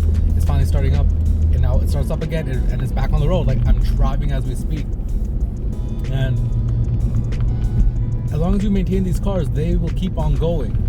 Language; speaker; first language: English; native; English